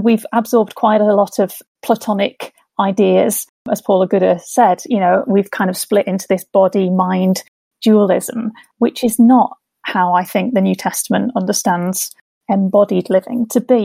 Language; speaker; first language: English; native; English